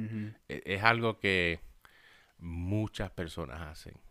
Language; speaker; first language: Spanish; early bilingual, heritage; Spanish